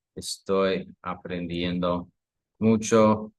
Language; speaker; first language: Spanish; non-native, fluent; English